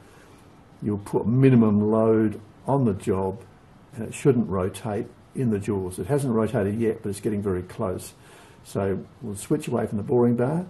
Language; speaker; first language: English; native; English